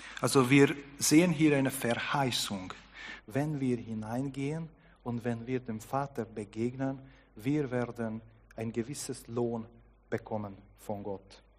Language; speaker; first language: German; non-native, fluent; Hungarian